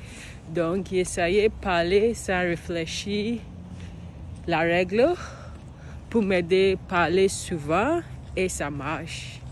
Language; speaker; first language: French; non-native, learner; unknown